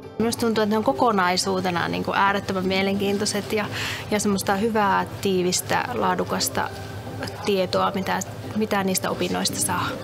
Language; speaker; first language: Finnish; native; Finnish